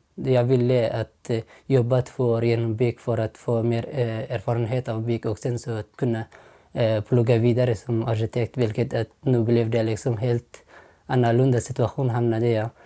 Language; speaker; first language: Swedish; non-native, fluent; Persian